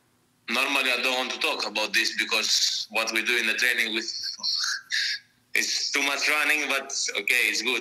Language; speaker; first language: English; non-native, fluent; Greek